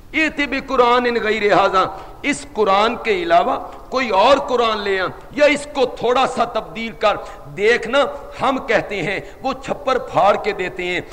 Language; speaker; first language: Urdu; non-native, local second language; Punjabi